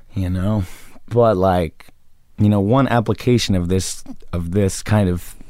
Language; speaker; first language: English; native; English